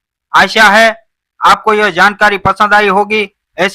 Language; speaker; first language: Hindi; non-native, local second language; Gujarati